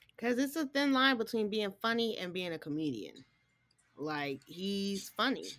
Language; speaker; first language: English; native; English